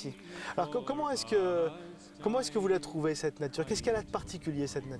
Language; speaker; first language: French; native; French